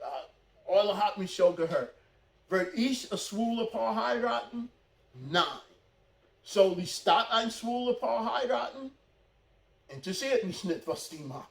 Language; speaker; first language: German; non-native, fluent; English